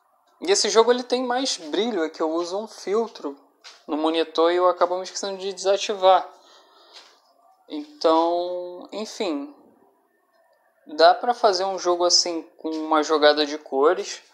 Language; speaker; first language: Portuguese; native; Portuguese